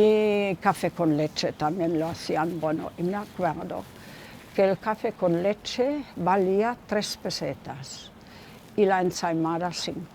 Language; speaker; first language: Spanish; non-native, fluent; German